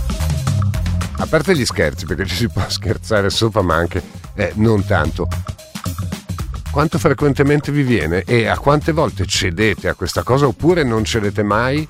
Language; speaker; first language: Italian; native; Italian